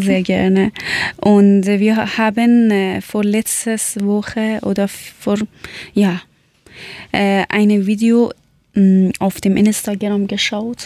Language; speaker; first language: German; non-native, learner; Persian